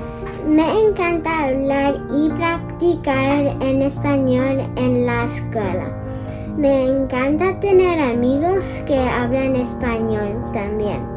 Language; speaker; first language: Spanish; non-native, learner; English